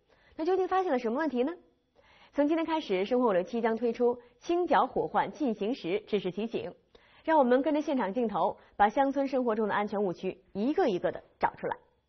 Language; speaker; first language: Chinese; native; Chinese